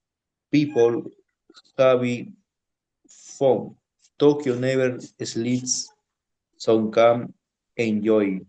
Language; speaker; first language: English; non-native, learner; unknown